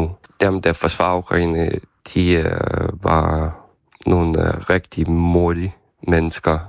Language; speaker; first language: Danish; non-native, fluent; Ukrainian